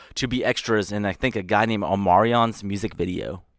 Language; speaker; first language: English; early bilingual, other home language; Filipino